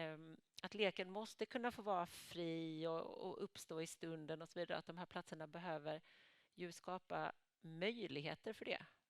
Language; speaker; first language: Swedish; native; Swedish